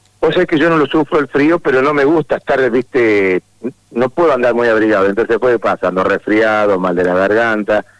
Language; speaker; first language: Spanish; native; Spanish